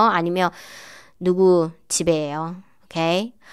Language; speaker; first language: Korean; non-native, fluent; Chinese